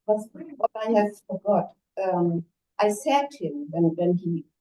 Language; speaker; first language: English; non-native, learner; German